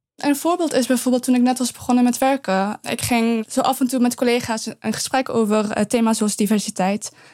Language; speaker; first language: Dutch; early bilingual, other home language; Persian